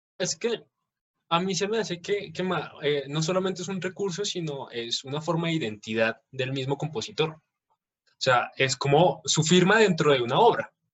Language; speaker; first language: Spanish; native; Spanish